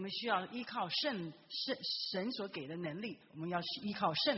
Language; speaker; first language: Chinese; native; Chinese